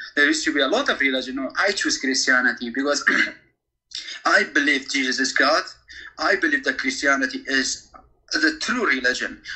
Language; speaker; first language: English; non-native, fluent; Kurdish